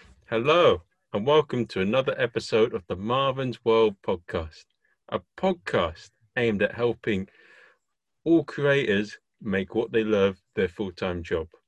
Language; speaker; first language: English; native; English